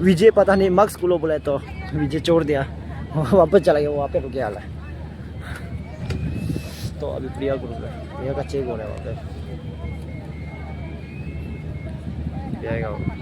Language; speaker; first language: Hindi; non-native, local second language; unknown